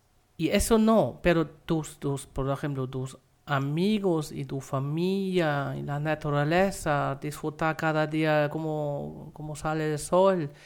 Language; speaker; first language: Spanish; non-native, fluent; German